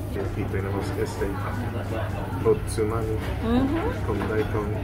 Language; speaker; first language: Spanish; non-native, learner; English